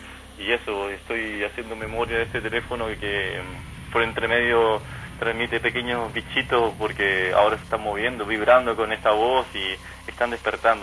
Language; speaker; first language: Spanish; native; Spanish